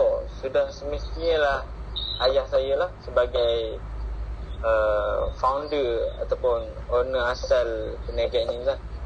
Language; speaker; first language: Malay; native; Malay